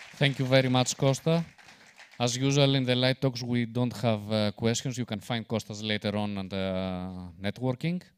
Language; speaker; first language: English; non-native, fluent; Greek